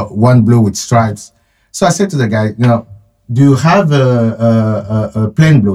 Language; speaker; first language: English; non-native, fluent; French